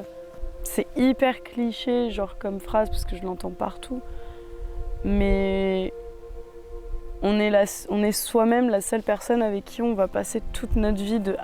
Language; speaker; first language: French; native; French